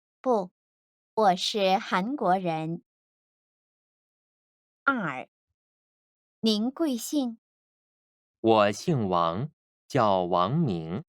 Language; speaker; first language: Chinese; non-native, fluent; Korean